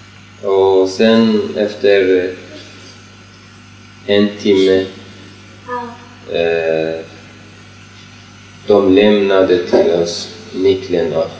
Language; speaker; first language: Swedish; non-native, learner; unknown